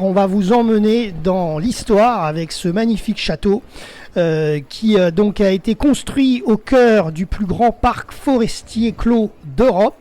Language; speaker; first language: French; native; French